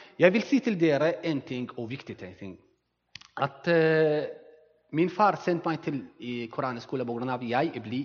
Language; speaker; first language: Norwegian; non-native, learner; Arabic